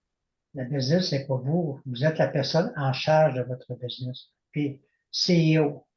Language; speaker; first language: French; native; French